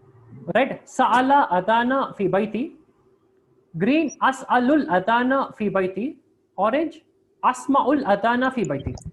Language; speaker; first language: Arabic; non-native, fluent; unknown